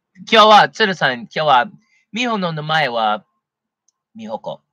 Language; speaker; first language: Japanese; non-native, learner; English